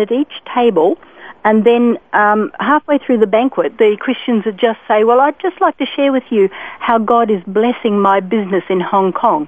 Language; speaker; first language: English; native; English